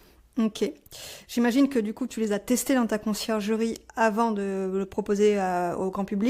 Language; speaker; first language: French; native; French